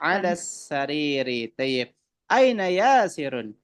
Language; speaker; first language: Arabic; non-native, fluent; Indonesian